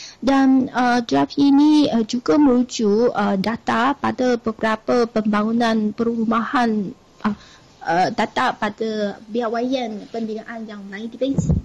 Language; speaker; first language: Malay; non-native, fluent; Chinese